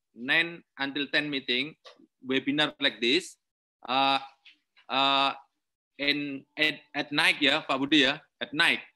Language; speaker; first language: English; non-native, learner; Indonesian